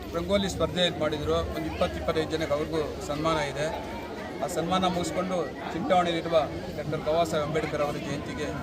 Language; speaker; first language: Kannada; native; Kannada